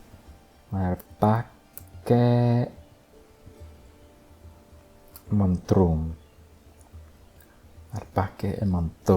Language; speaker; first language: Welsh; non-native, learner; English